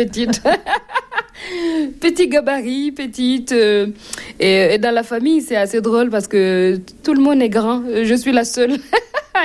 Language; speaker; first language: French; non-native, local second language; Mossi